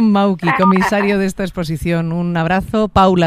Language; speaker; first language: Spanish; native; Spanish